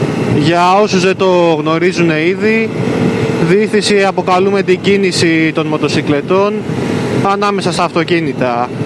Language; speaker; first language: Greek; native; Greek